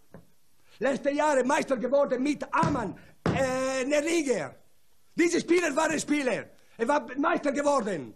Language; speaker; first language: German; non-native, learner; Italian